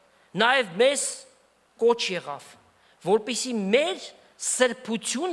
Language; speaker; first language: Armenian; native; Armenian